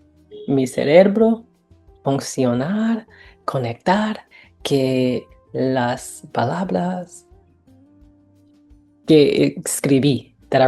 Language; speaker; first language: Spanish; non-native, learner; English